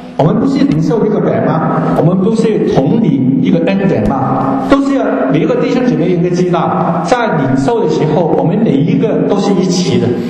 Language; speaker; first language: Chinese; non-native, local second language; Cantonese